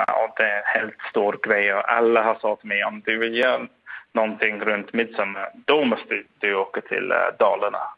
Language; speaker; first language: Swedish; non-native, fluent; English